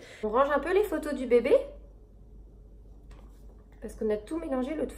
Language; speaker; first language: French; native; French